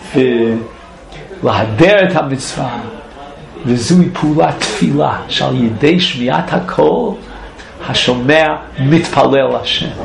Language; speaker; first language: Hebrew; non-native, fluent; English